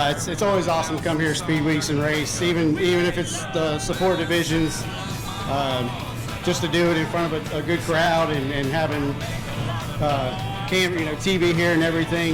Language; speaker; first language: English; native; English